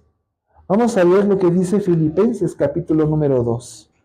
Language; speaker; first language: Spanish; native; Spanish